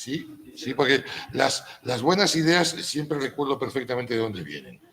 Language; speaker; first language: Spanish; native; Spanish